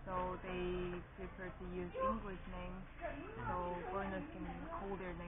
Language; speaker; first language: English; non-native, fluent; Korean